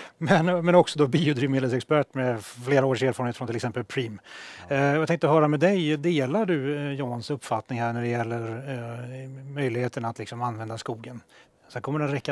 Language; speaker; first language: Swedish; native; Swedish